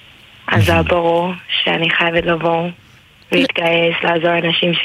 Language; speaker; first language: Hebrew; non-native, learner; English